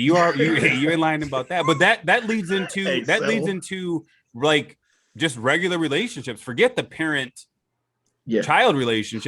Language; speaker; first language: English; native; English